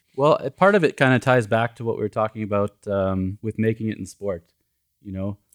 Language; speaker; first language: English; native; English